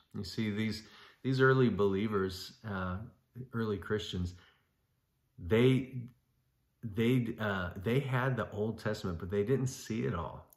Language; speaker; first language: English; native; English